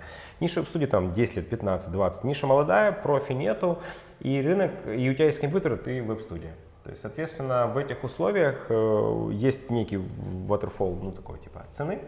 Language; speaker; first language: Russian; native; Russian